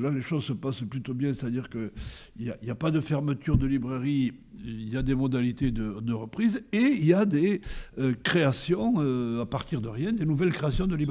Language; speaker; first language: French; native; French